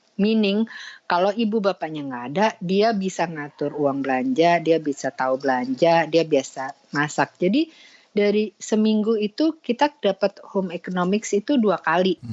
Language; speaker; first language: Indonesian; early bilingual, other home language; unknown